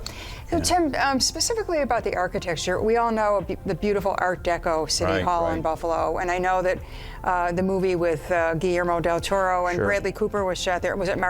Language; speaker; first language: English; native; English